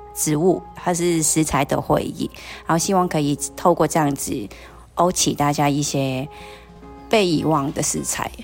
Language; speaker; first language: Chinese; non-native, fluent; Cantonese